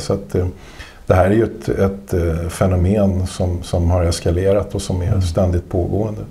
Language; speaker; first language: Swedish; native; Swedish